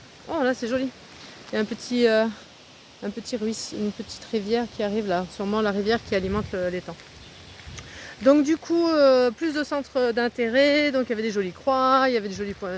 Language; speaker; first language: French; native; French